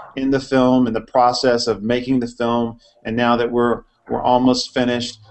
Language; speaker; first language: English; native; English